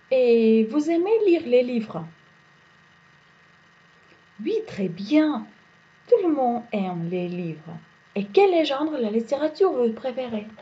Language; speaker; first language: French; non-native, fluent; Uzbek